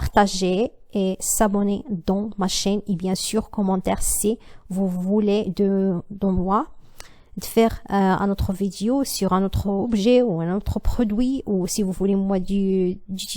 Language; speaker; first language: French; non-native, learner; Arabic